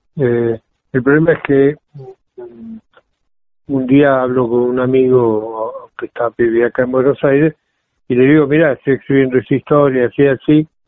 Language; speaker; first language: Spanish; native; Spanish